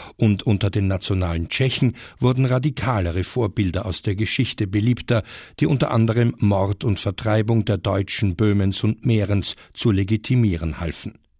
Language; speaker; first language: German; native; German